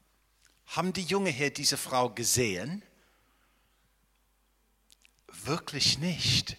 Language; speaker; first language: German; non-native, fluent; English